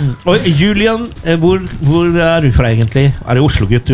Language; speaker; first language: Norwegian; non-native, fluent; Spanish